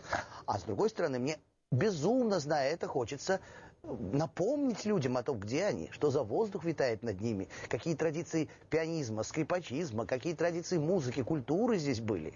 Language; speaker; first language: Russian; native; Russian